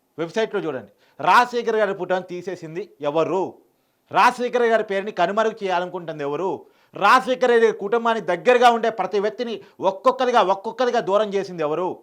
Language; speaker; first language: Telugu; native; Telugu